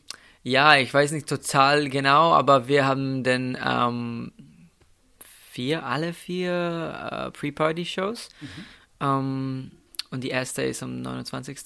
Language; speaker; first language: German; non-native, fluent; Slovenian